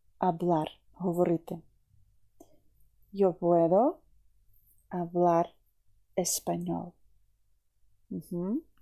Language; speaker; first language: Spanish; non-native, fluent; Ukrainian